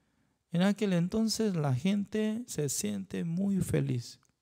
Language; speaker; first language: Spanish; non-native, fluent; Korean